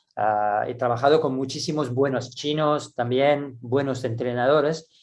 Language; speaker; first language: Spanish; non-native, fluent; French